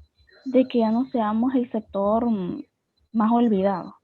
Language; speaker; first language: Spanish; native; Spanish